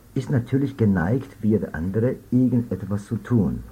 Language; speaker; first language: German; non-native, fluent; Persian